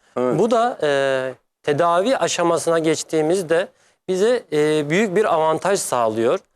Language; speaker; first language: Turkish; native; Turkish